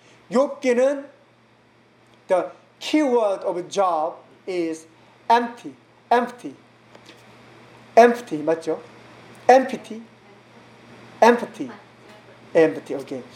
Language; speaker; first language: English; non-native, learner; Korean